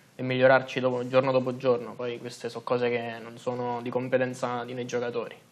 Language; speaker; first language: Italian; native; Italian